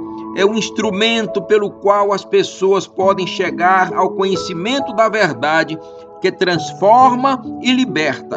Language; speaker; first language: Portuguese; native; Portuguese